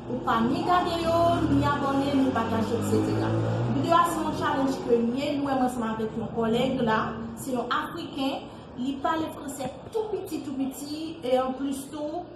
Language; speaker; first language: French; non-native, learner; Haitian Creole